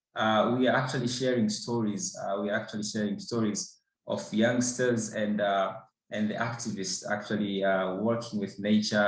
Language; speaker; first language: English; non-native, local second language; Swahili